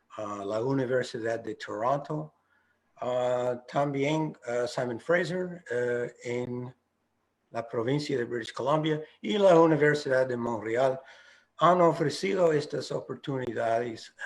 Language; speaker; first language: Spanish; non-native, fluent; English